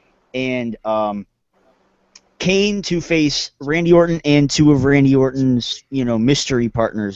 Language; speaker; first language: English; native; English